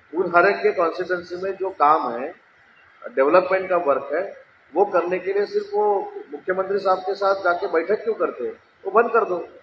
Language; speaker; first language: Hindi; non-native, local second language; Marathi